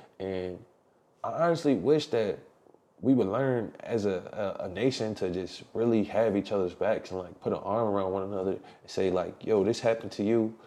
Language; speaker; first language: English; native; English